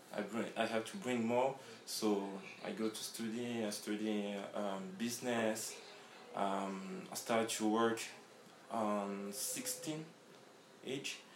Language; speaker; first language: English; non-native, learner; French